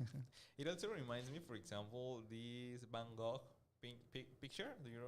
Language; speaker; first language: English; non-native, fluent; Spanish